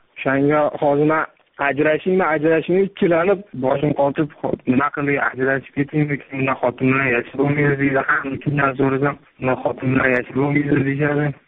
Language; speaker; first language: Uzbek; native; Uzbek